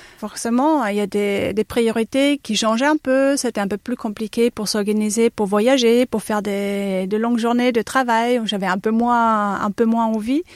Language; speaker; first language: French; non-native, fluent; German